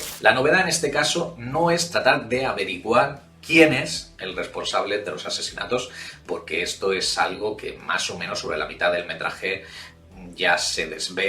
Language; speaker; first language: Spanish; native; Spanish